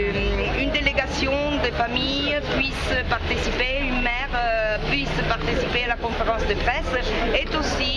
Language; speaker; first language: French; non-native, fluent; Italian